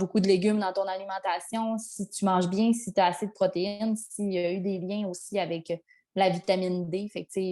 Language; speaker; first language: French; native; French